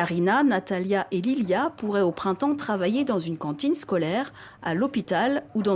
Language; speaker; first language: French; native; French